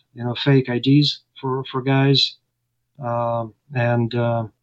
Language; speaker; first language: English; non-native, fluent; Ukrainian